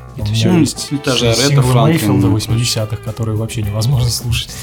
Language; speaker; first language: Russian; native; Russian